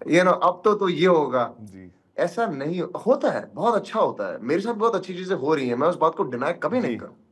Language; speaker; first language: Hindi; native; Hindi